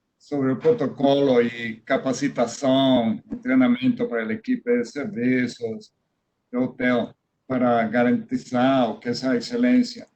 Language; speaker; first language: Portuguese; non-native, fluent; Spanish